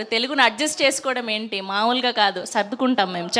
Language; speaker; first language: Telugu; native; Telugu